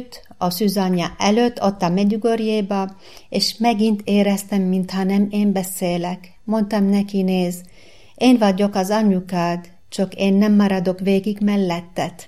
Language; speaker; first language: Hungarian; non-native, learner; Arabic